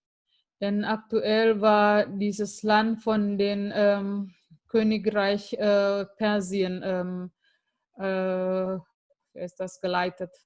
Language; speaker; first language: German; non-native, fluent; Indonesian